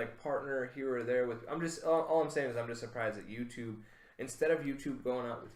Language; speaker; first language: English; native; English